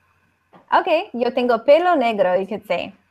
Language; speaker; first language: Spanish; non-native, fluent; English